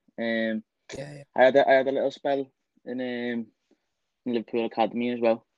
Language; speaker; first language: English; native; English